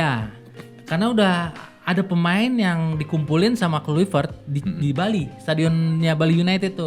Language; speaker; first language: Indonesian; native; Indonesian